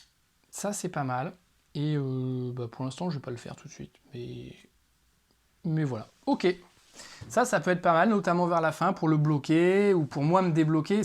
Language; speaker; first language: French; native; French